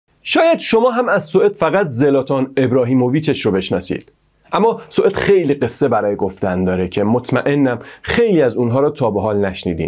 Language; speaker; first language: Persian; native; Persian